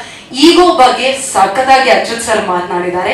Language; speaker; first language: Kannada; native; Kannada